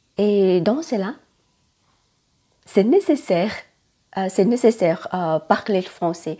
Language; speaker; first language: French; non-native, learner; Thai